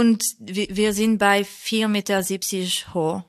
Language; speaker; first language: German; non-native, fluent; French